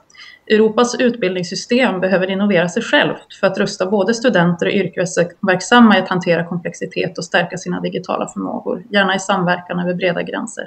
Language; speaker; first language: Swedish; native; Swedish